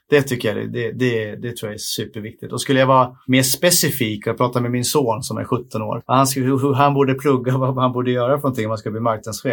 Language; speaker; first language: Swedish; native; Swedish